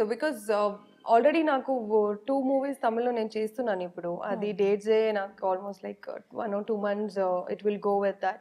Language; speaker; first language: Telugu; non-native, learner; Kannada